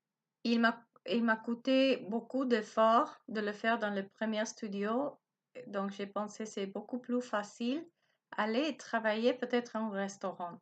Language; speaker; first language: French; non-native, learner; Spanish